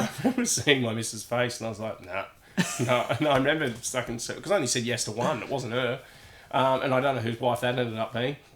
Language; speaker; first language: English; native; English